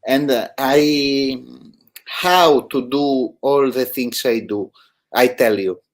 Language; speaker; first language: English; non-native, learner; Italian